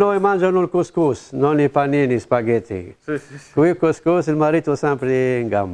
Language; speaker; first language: Italian; non-native, local second language; Arabic